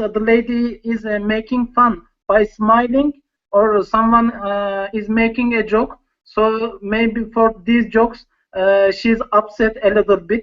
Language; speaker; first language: English; non-native, learner; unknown